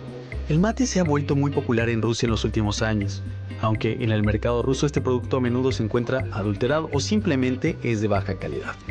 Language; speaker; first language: Spanish; native; Spanish